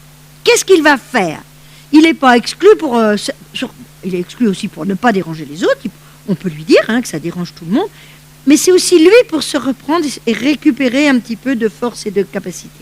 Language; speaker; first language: French; native; French